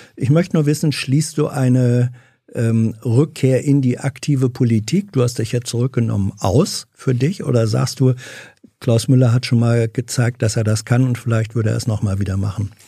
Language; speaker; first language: German; native; German